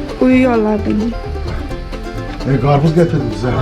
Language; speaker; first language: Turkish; non-native, learner; Thai